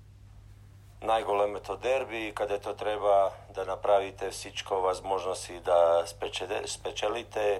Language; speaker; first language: Bulgarian; non-native, learner; Croatian